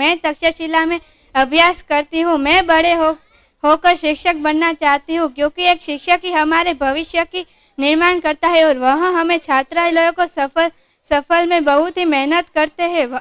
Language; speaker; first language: Hindi; non-native, local second language; Gujarati